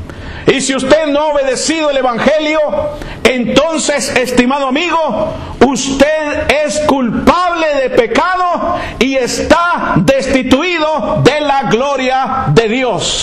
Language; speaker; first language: Spanish; native; Spanish